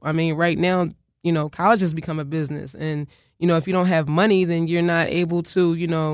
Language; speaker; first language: English; native; English